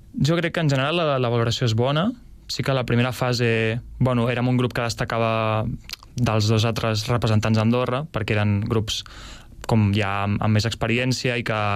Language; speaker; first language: Catalan; native; Catalan